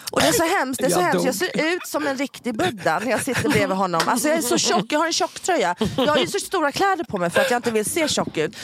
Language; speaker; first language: Swedish; native; Swedish